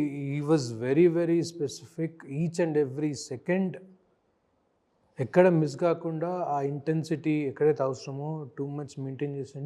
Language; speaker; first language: Telugu; native; Telugu